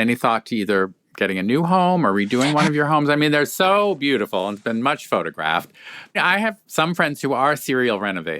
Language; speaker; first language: English; native; English